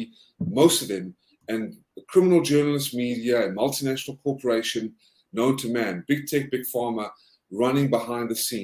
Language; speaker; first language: English; native; English